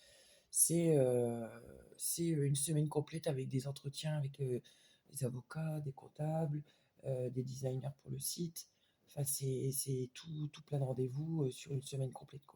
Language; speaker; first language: French; native; French